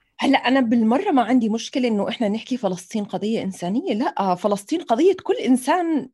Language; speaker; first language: Arabic; native; Arabic